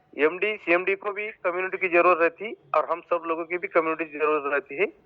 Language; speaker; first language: Hindi; non-native, local second language; Marathi